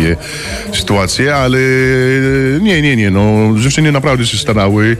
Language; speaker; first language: Polish; non-native, fluent; Spanish